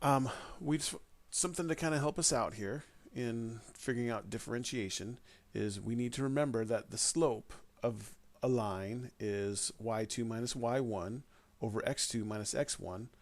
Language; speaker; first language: English; native; English